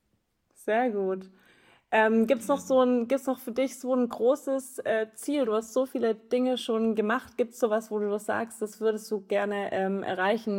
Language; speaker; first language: German; native; German